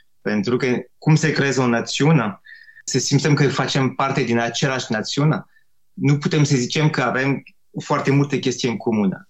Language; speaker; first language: Romanian; non-native, fluent; French